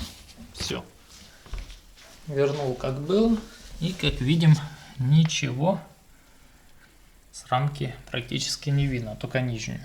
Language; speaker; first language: Russian; native; Russian